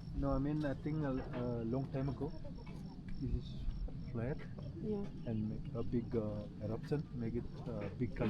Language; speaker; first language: English; non-native, learner; Indonesian